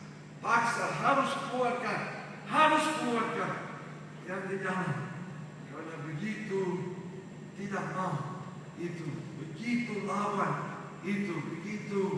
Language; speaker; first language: Indonesian; non-native, fluent; English